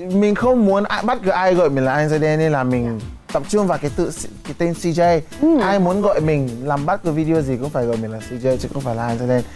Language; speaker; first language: Vietnamese; non-native, fluent; Yoruba